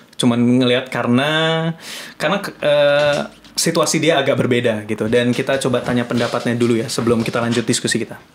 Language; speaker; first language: Indonesian; native; Indonesian